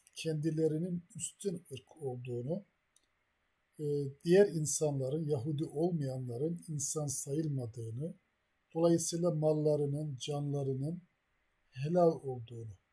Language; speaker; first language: Turkish; native; Turkish